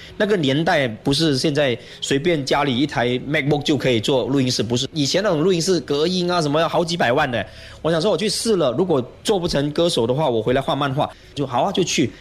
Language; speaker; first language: Chinese; native; Chinese